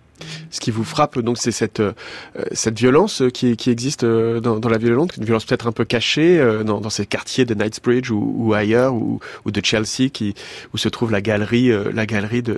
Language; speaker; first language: French; native; French